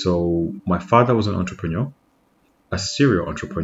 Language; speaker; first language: English; non-native, local second language; Shona